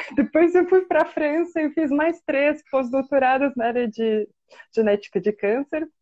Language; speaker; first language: Portuguese; non-native, fluent; Russian